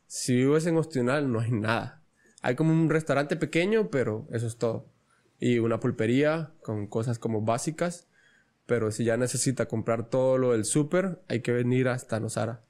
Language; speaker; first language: Spanish; native; Spanish